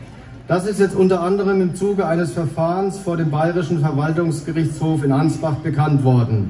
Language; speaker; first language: German; native; German